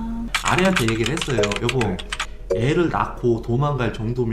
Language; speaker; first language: Korean; native; Korean